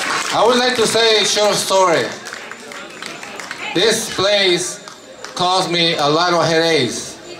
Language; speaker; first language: English; non-native, fluent; Spanish